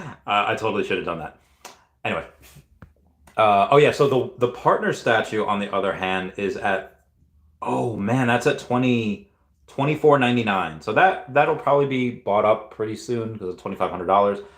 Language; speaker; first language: English; native; English